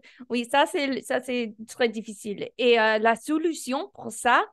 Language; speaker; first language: French; non-native, fluent; English